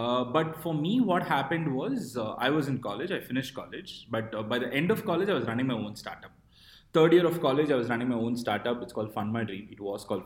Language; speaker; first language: English; non-native, local second language; Tamil